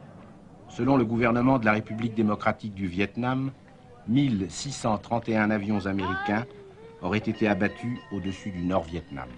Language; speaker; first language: French; native; French